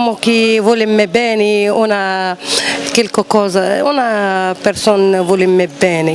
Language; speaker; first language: Italian; non-native, learner; Arabic